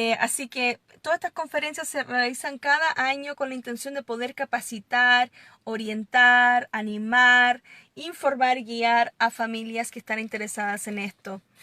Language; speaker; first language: Spanish; non-native, fluent; English